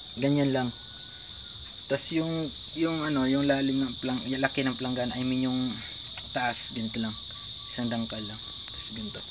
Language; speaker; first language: Filipino; non-native, local second language; Cebuano